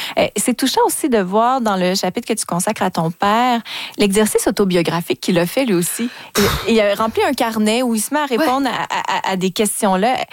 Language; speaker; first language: French; native; French